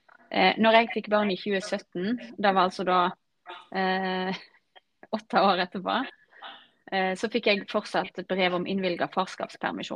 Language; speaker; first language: Norwegian; native; Norwegian